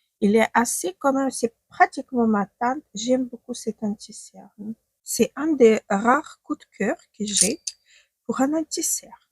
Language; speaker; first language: French; non-native, fluent; Ukrainian